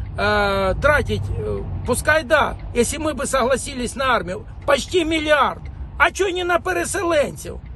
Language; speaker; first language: Russian; native; Russian